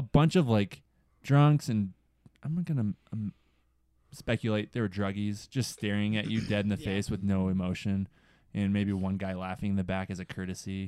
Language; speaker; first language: English; native; English